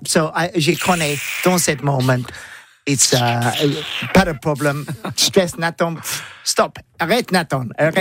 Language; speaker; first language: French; non-native, learner; English